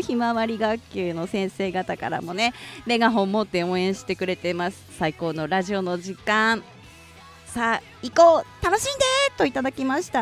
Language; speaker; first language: Japanese; native; Japanese